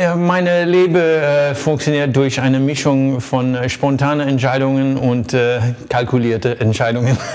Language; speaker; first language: German; non-native, fluent; English